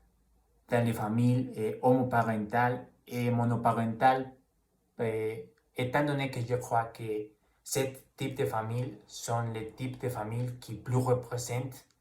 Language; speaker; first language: French; non-native, learner; Spanish